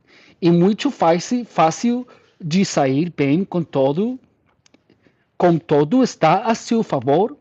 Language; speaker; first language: Portuguese; non-native, learner; English